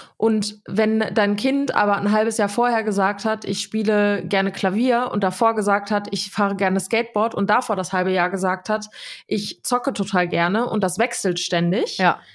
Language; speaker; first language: German; early bilingual, other home language; Serbian